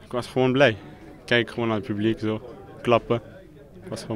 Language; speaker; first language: Dutch; non-native, learner; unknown